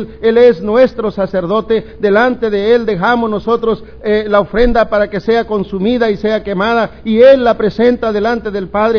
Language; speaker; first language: Spanish; native; Spanish